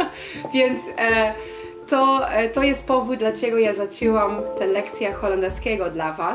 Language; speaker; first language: Polish; non-native, learner; Dutch